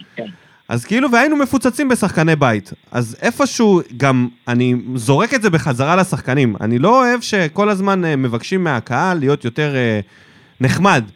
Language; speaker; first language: Hebrew; early bilingual, other home language; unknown